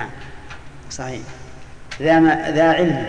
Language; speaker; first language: Arabic; native; Arabic